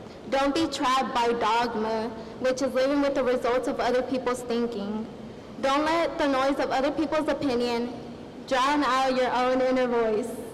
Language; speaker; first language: English; early bilingual, other home language; Spanish